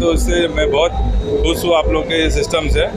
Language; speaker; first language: Hindi; non-native, local second language; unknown